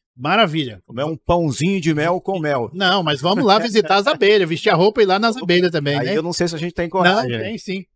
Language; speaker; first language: Portuguese; native; Portuguese